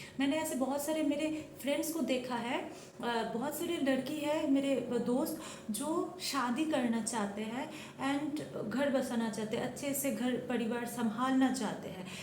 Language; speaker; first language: Hindi; non-native, local second language; Bangla